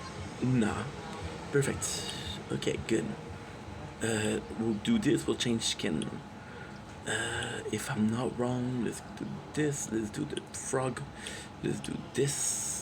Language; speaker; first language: English; non-native, local second language; French